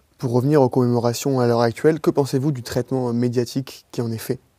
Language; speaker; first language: French; native; French